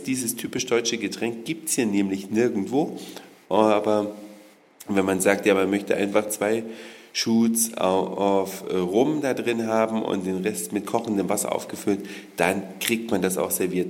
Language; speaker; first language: German; native; German